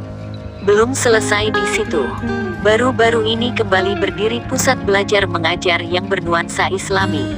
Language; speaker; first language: Indonesian; native; Indonesian